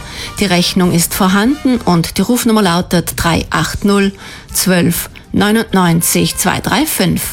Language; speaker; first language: German; native; German